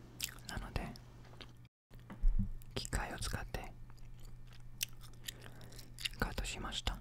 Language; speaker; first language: Japanese; non-native, learner; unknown